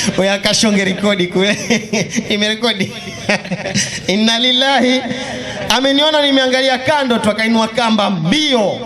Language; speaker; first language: Swahili; native; Swahili